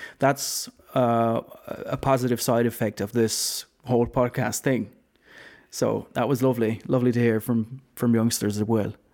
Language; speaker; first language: English; non-native, fluent; Low German